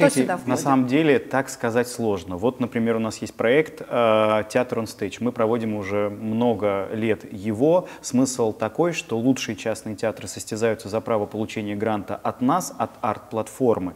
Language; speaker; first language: Russian; native; Russian